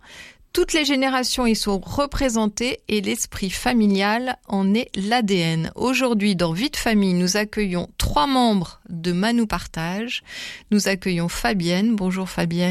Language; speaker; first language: French; native; French